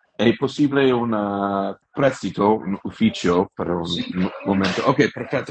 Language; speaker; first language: Italian; non-native, learner; English